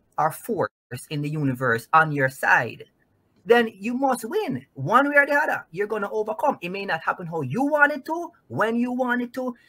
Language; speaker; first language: English; non-native, local second language; Jamaican Creole English